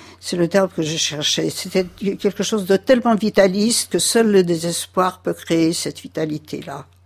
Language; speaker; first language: French; early bilingual, other home language; Yiddish